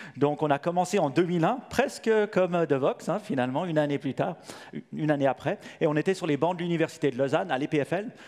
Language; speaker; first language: French; native; French